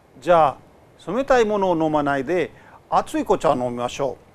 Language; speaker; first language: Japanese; non-native, fluent; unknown